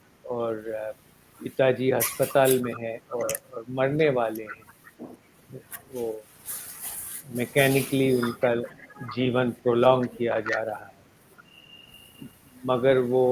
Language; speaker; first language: Hindi; non-native, local second language; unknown